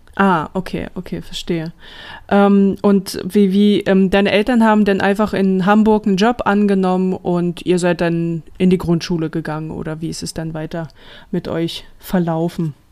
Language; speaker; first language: German; early bilingual, other home language; Russian